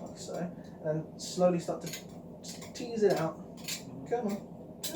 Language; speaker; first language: English; native; English